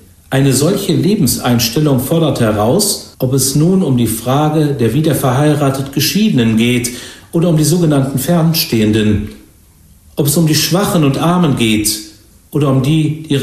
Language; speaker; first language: German; native; German